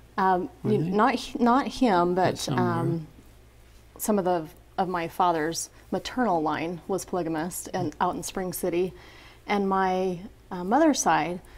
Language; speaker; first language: English; native; English